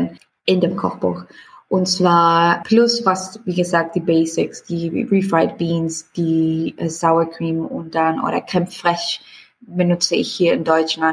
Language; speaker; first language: German; non-native, fluent; Spanish